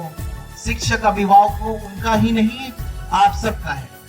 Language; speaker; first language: Hindi; native; Hindi